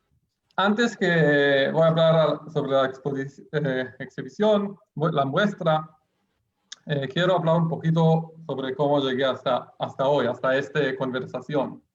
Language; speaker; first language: Spanish; non-native, fluent; Hebrew